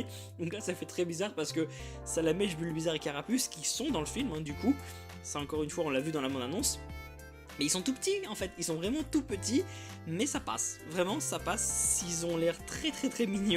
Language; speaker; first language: French; native; French